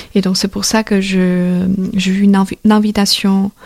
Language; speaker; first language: French; non-native, fluent; Chinese